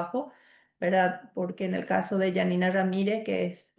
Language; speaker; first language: Spanish; native; Spanish